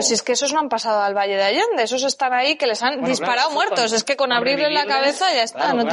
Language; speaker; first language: Spanish; native; Spanish